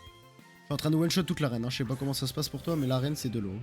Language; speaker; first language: French; native; French